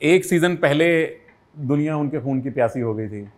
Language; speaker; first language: Hindi; native; Hindi